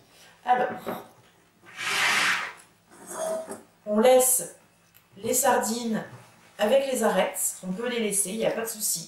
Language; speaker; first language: French; native; French